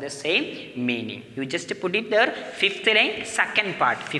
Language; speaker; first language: English; non-native, local second language; Malayalam